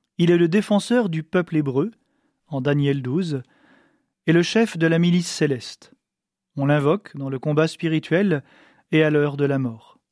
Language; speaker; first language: French; native; French